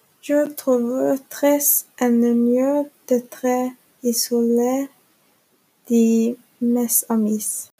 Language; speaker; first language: French; non-native, learner; Norwegian